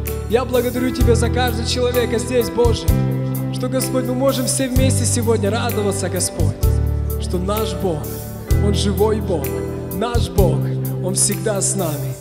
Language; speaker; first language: Russian; early bilingual, heritage; Russian